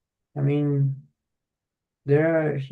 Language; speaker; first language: English; non-native, fluent; Spanish